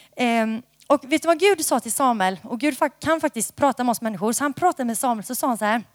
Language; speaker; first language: Swedish; native; Swedish